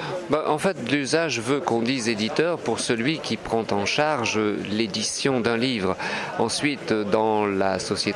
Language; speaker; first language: French; native; French